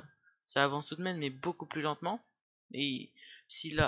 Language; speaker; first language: French; native; French